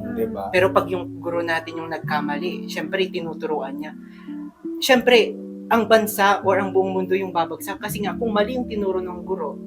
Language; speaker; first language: Filipino; non-native, local second language; Iloko